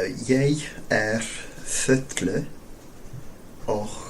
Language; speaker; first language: Icelandic; non-native, learner; English